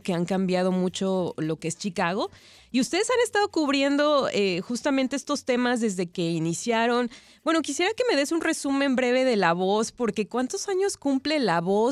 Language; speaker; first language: Spanish; native; Spanish